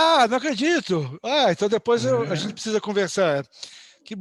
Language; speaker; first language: Portuguese; native; Portuguese